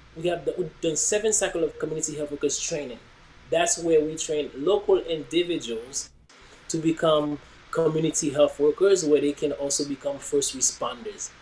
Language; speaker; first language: English; early bilingual, other home language; Haitian Creole